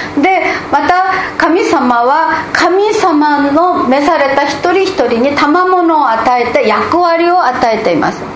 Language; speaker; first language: Japanese; non-native, fluent; Korean